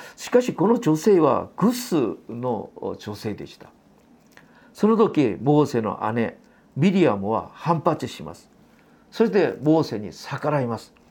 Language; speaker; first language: Japanese; non-native, fluent; Korean